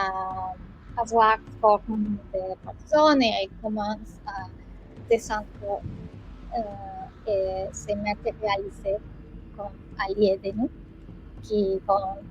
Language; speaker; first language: French; non-native, learner; Spanish